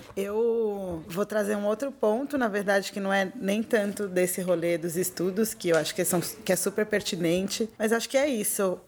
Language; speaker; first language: Portuguese; native; Portuguese